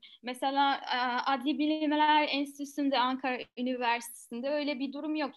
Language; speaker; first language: Turkish; non-native, fluent; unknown